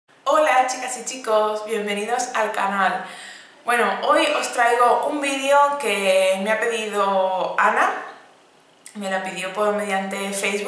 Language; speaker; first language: Spanish; native; Spanish